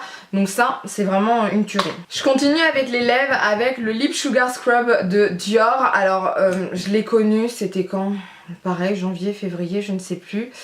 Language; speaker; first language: French; native; French